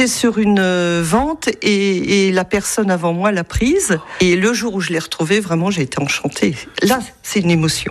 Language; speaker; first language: French; native; French